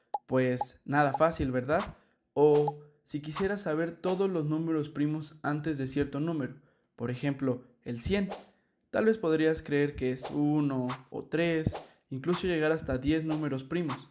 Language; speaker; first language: Spanish; native; Spanish